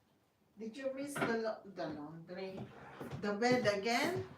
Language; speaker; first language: English; non-native, learner; Filipino